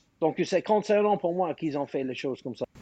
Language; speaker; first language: French; non-native, fluent; English